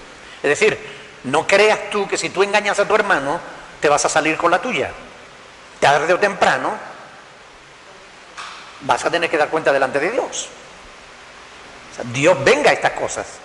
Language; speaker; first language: Spanish; native; Spanish